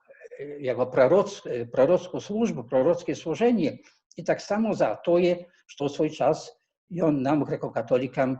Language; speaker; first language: Polish; non-native, learner; Belarusian